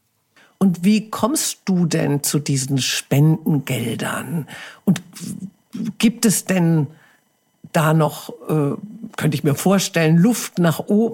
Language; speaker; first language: German; native; German